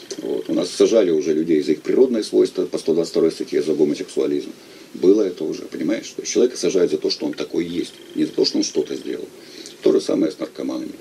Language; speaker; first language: Russian; native; Russian